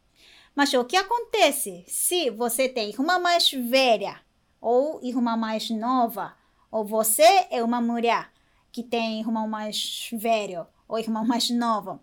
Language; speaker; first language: Portuguese; non-native, fluent; Japanese